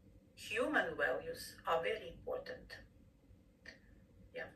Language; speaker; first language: English; non-native, fluent; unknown